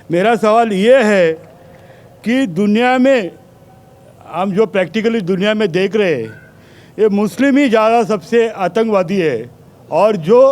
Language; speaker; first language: Hindi; native; Hindi